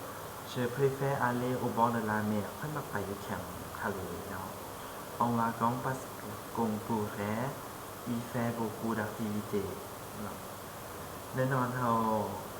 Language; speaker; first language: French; non-native, fluent; Lao